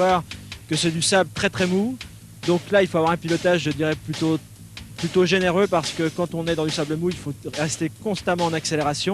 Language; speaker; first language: French; native; French